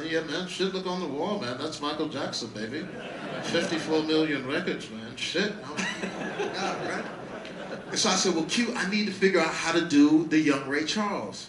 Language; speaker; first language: English; native; English